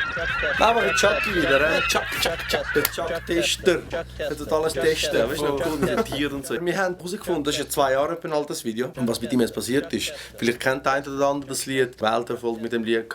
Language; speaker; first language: German; native; German